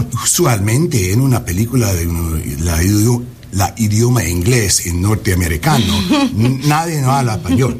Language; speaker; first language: Spanish; non-native, learner; English